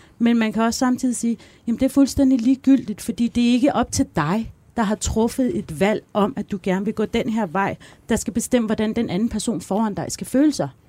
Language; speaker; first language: Danish; early bilingual, other home language; Persian